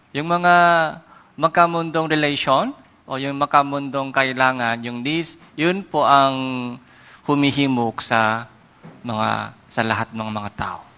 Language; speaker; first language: Filipino; non-native, fluent; Korean